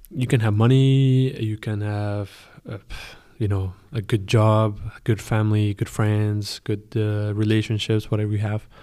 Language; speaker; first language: English; non-native, fluent; Spanish